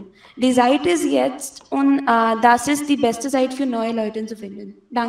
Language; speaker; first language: German; non-native, fluent; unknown